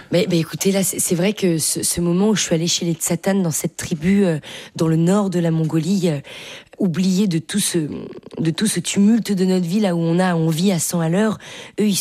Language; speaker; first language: French; native; French